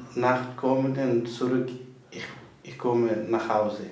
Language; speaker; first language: German; non-native, learner; Persian